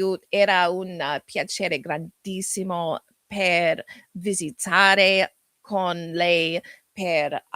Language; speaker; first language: Italian; non-native, learner; English